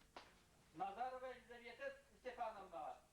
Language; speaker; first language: Russian; non-native, local second language; Yakut